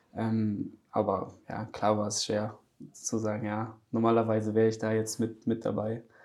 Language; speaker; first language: German; early bilingual, other home language; Polish